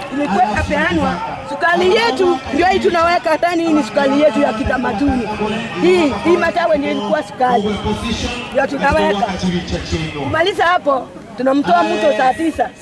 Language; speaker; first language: Swahili; non-native, local second language; Gusii